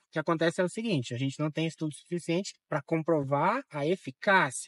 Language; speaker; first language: Portuguese; native; Portuguese